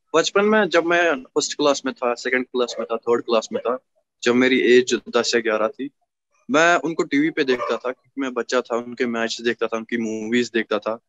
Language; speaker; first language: Hindi; native; Hindi